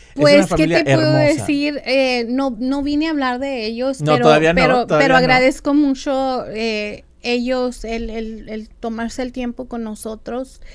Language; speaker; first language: Spanish; native; Spanish